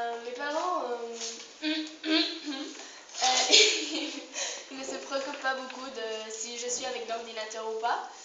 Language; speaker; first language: French; non-native, learner; Spanish